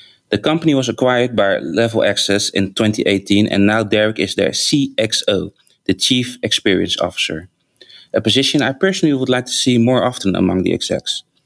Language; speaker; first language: English; non-native, fluent; Dutch